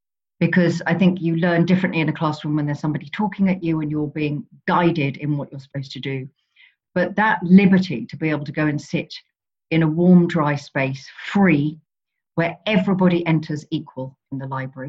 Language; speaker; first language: English; native; English